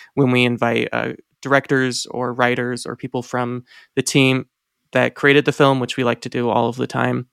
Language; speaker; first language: English; native; English